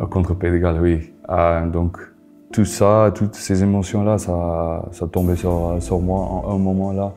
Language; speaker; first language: French; non-native, fluent; Afrikaans